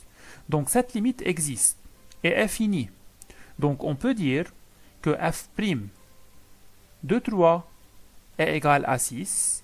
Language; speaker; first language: French; non-native, local second language; Arabic